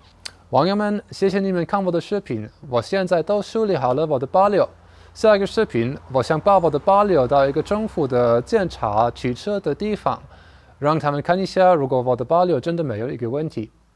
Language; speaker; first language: Chinese; non-native, learner; German